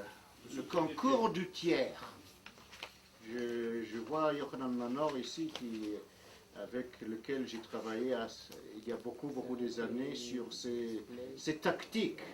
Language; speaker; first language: French; non-native, fluent; English